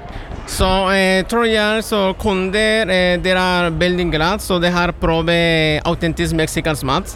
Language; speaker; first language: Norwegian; non-native, learner; Spanish